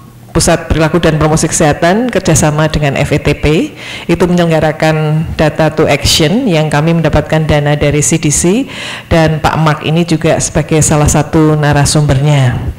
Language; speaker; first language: Indonesian; native; Indonesian